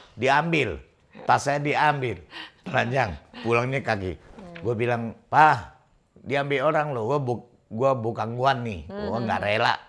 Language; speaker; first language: Indonesian; non-native, local second language; Min Nan Chinese